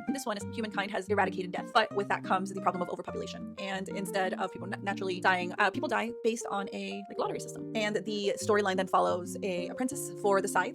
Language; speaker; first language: English; native; English